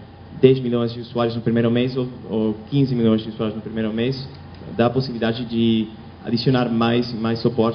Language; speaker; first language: Portuguese; non-native, fluent; Spanish